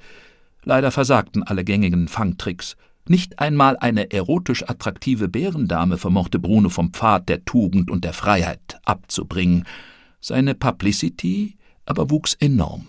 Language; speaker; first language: German; native; German